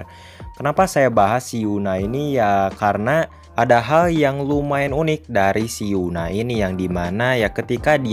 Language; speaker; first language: Indonesian; native; Indonesian